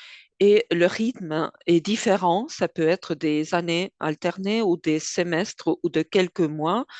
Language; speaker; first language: French; non-native, fluent; Spanish